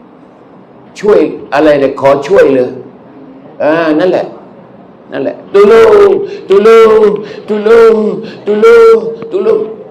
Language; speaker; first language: Thai; non-native, local second language; Malay